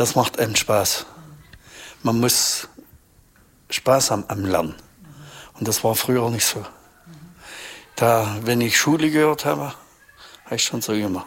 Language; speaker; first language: German; native; German